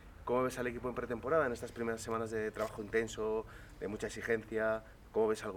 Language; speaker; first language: Spanish; native; Spanish